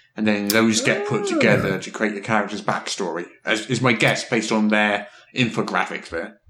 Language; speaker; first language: English; native; English